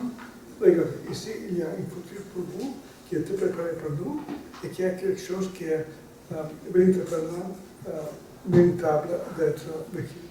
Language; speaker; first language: French; non-native, learner; Italian